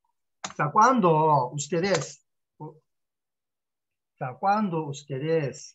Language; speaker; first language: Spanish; non-native, learner; Korean